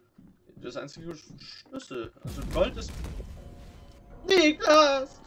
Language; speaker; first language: German; native; German